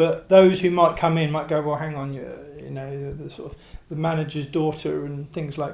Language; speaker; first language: English; native; English